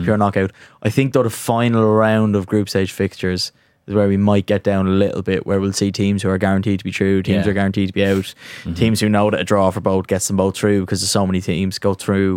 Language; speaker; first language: English; native; English